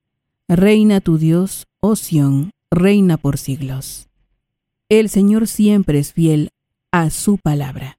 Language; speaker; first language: Spanish; native; Spanish